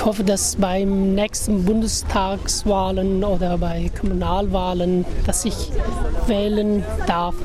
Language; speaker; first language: German; non-native, fluent; Persian